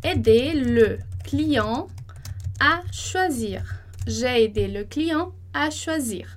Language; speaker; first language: French; non-native, fluent; Portuguese